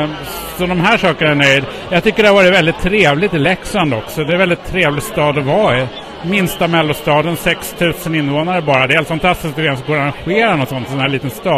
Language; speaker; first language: Swedish; native; Swedish